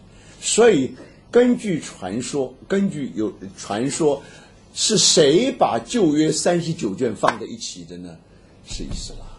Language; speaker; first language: Chinese; native; Chinese